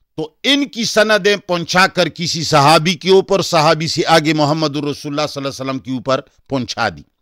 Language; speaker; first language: Urdu; non-native, local second language; Pashto